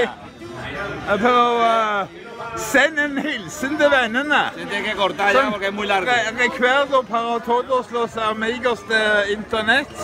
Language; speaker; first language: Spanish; non-native, learner; Norwegian